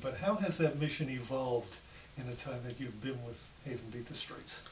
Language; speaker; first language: English; native; English